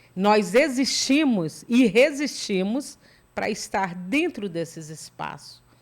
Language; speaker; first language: Portuguese; native; Portuguese